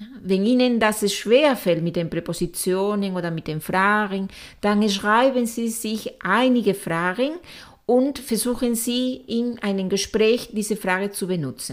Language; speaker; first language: German; non-native, fluent; Spanish